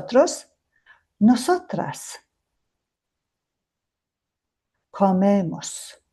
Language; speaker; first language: Spanish; non-native, fluent; Mongolian